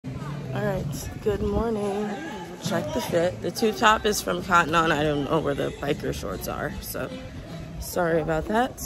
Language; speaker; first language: English; native; English